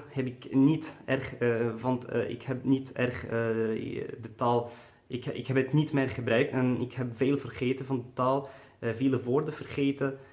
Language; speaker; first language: Dutch; non-native, learner; Arabic